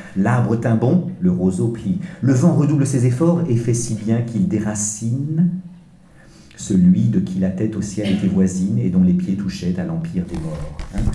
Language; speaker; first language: French; native; French